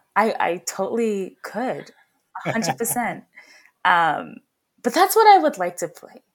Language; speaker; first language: English; native; English